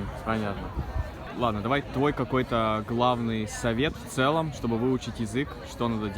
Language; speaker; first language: Russian; native; Russian